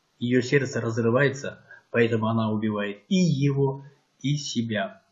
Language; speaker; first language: Russian; non-native, local second language; Kyrgyz